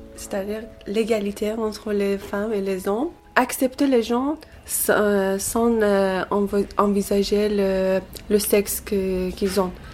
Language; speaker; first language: French; non-native, learner; Persian